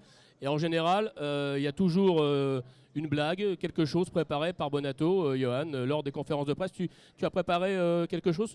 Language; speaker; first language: French; native; French